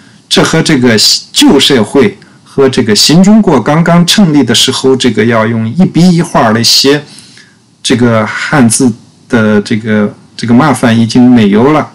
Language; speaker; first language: Chinese; native; Chinese